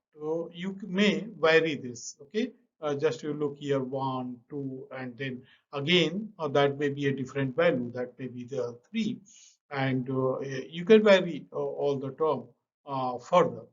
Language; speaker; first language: English; non-native, local second language; Hindi